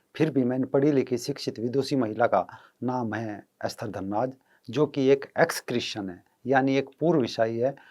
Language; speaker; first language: Hindi; native; Hindi